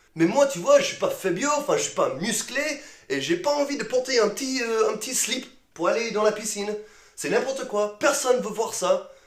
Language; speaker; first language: French; non-native, fluent; English